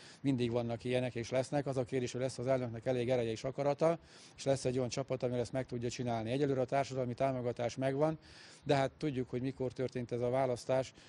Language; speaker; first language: Hungarian; native; Hungarian